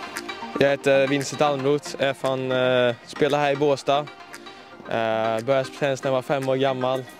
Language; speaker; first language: Swedish; native; Swedish